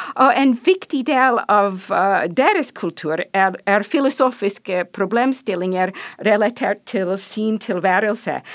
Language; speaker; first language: Norwegian; non-native, fluent; English